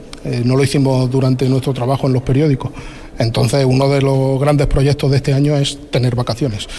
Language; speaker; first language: Spanish; native; Spanish